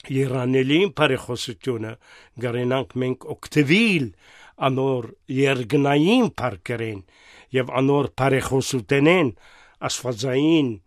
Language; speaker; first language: Armenian; native; Armenian